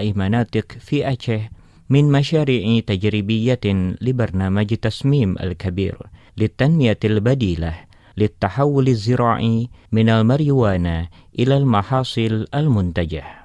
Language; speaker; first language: Arabic; non-native, fluent; Indonesian